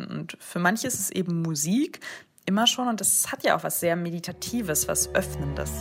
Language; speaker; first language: German; native; German